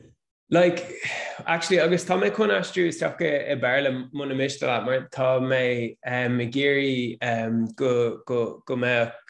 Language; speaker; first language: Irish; non-native, local second language; English